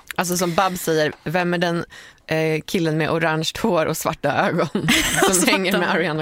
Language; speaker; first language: Swedish; native; Swedish